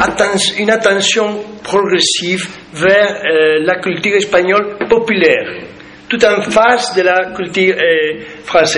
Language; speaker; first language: French; non-native, fluent; Spanish